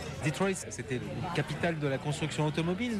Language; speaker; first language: French; native; French